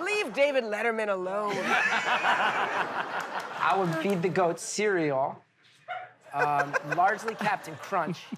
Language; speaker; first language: English; native; English